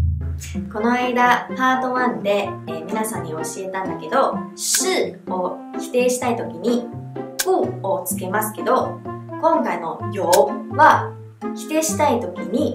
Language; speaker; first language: Japanese; non-native, fluent; Chinese